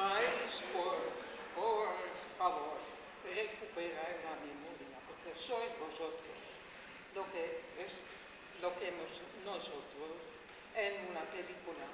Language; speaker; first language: Spanish; non-native, fluent; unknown